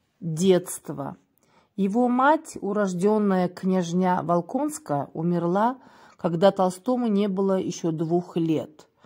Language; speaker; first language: Russian; non-native, local second language; Kyrgyz